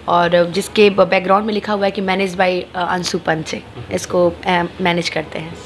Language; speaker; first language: Hindi; native; Hindi